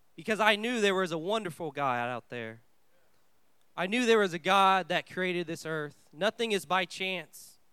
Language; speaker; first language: English; early bilingual, other home language; Vietnamese